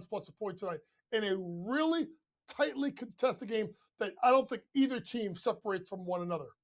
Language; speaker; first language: English; native; English